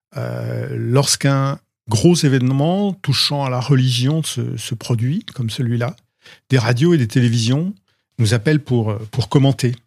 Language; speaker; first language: French; native; French